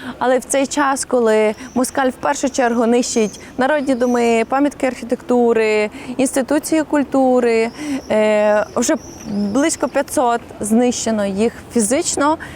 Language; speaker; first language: Ukrainian; native; Ukrainian